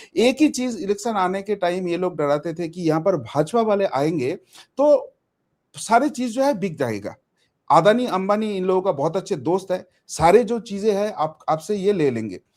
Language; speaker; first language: Hindi; non-native, local second language; Bangla